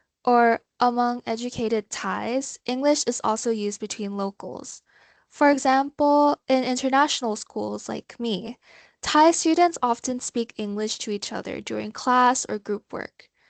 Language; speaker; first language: English; non-native, fluent; Thai